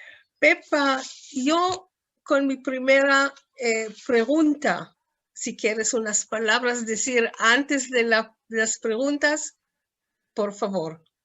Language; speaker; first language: Spanish; non-native, fluent; Hebrew